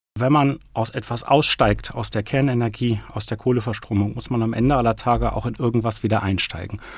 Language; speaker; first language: German; native; German